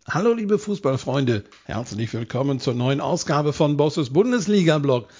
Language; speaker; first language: German; native; German